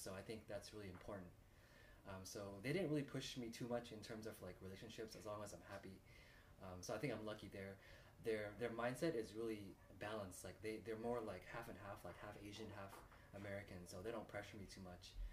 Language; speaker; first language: English; native; English